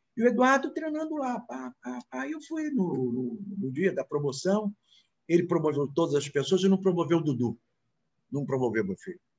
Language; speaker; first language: Portuguese; native; Portuguese